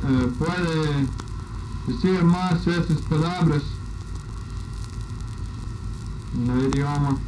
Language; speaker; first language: Spanish; non-native, learner; English